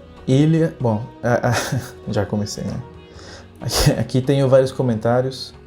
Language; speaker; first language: Portuguese; non-native, fluent; Spanish